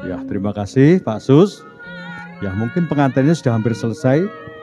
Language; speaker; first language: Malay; non-native, local second language; Javanese